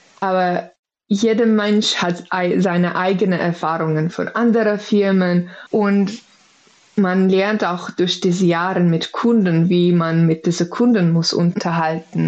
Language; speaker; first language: German; non-native, fluent; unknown